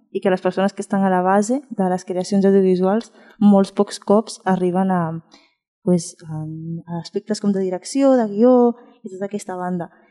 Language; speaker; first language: Catalan; non-native, fluent; Spanish